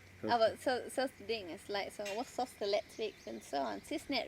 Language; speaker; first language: German; early bilingual, heritage; Pennsylvania German